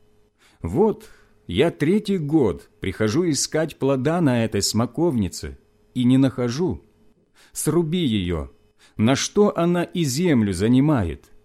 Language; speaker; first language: Russian; native; Russian